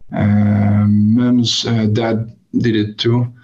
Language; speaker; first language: English; non-native, fluent; French